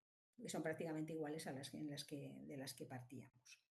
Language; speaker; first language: Spanish; native; Spanish